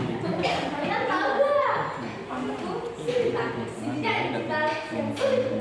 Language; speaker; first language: Indonesian; native; Indonesian